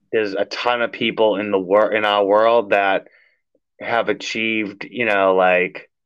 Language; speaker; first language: English; native; English